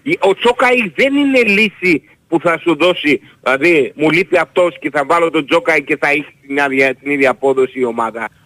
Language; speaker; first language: Greek; early bilingual, heritage; Greek